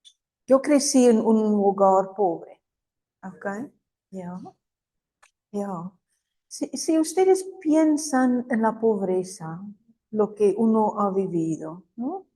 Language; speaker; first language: Spanish; non-native, fluent; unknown